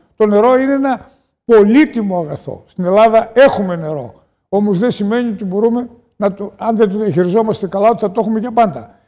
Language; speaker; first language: Greek; native; Greek